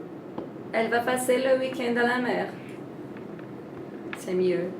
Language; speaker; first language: French; non-native, fluent; Portuguese